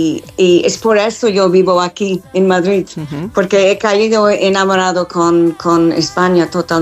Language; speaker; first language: Spanish; non-native, fluent; English